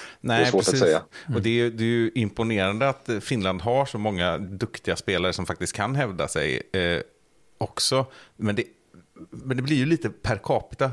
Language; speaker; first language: Swedish; native; Swedish